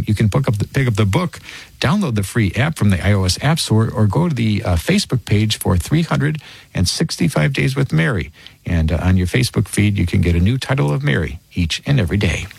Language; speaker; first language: English; native; English